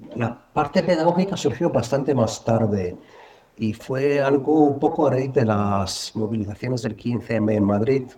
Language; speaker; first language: Spanish; non-native, fluent; Bulgarian